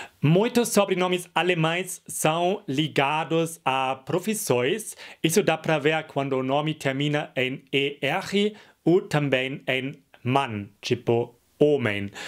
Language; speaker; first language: Portuguese; non-native, fluent; German